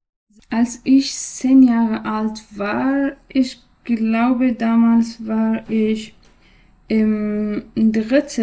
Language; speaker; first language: German; non-native, learner; Persian